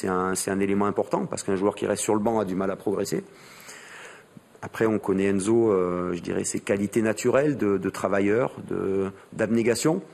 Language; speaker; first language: French; native; French